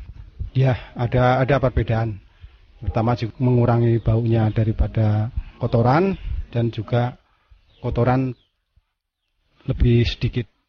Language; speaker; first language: Indonesian; non-native, local second language; Javanese